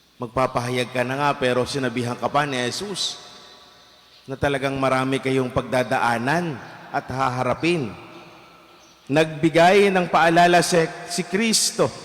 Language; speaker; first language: Filipino; non-native, local second language; Hiligaynon